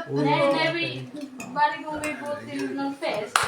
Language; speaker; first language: Swedish; non-native, fluent; Filipino